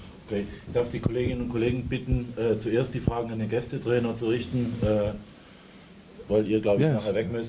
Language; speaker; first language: German; native; German